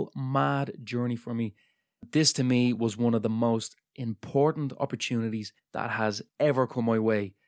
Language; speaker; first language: English; native; English